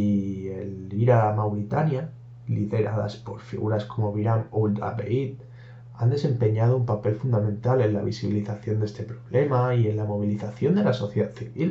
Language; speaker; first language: Spanish; native; Spanish